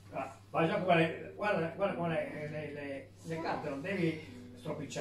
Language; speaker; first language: Italian; early bilingual, other home language; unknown